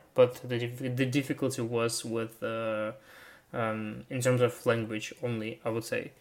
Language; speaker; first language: English; non-native, fluent; Russian